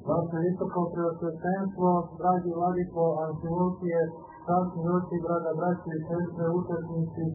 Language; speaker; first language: Russian; non-native, learner; Serbian